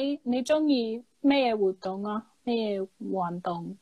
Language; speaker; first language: Chinese; non-native, fluent; English